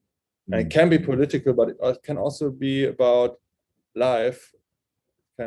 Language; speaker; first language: English; non-native, fluent; German